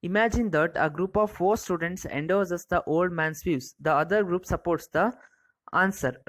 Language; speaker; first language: English; non-native, local second language; Kannada